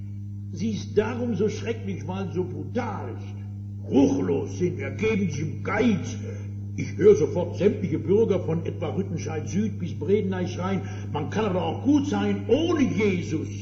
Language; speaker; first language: German; native; German